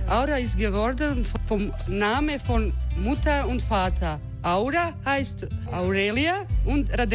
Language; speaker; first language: German; non-native, fluent; Croatian